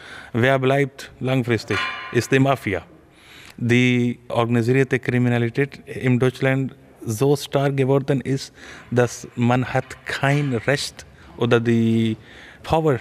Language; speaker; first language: German; non-native, fluent; Urdu